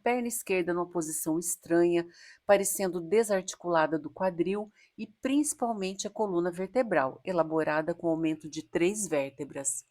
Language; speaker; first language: Portuguese; native; Portuguese